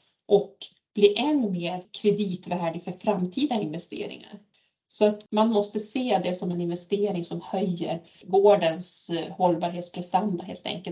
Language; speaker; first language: Swedish; native; Swedish